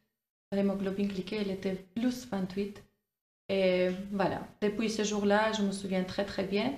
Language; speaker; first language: French; non-native, fluent; Armenian